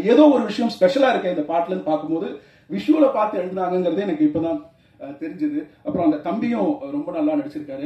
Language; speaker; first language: Tamil; native; Tamil